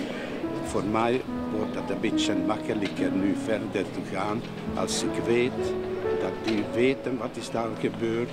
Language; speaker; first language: Dutch; non-native, fluent; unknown